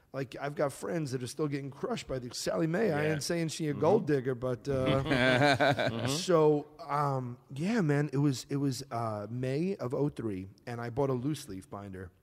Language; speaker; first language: English; native; English